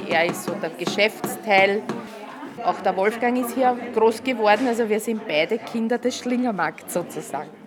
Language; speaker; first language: German; native; German